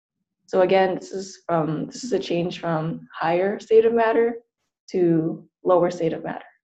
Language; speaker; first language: English; native; English